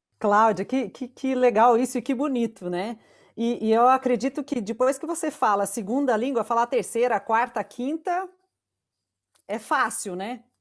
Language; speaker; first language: Portuguese; non-native, local second language; German